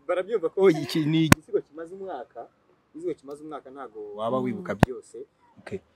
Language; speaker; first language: Kinyarwanda; native; Kinyarwanda